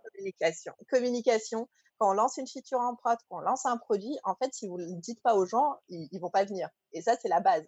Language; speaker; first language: French; early bilingual, other home language; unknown